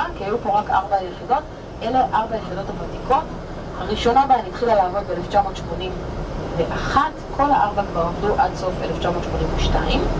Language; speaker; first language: Hebrew; native; Hebrew